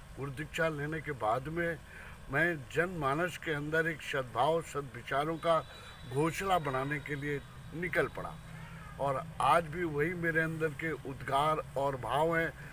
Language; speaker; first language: Hindi; native; Hindi